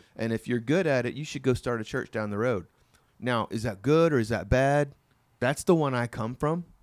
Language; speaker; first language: English; native; English